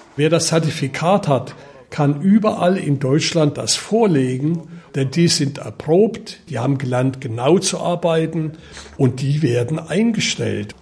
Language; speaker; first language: German; native; German